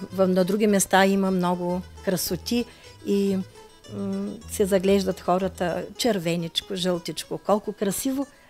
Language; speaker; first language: Bulgarian; native; Bulgarian